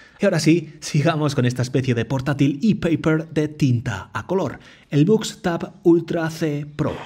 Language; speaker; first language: Spanish; native; Spanish